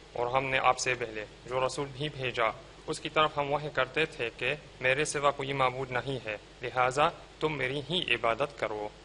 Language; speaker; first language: Urdu; non-native, fluent; Arabic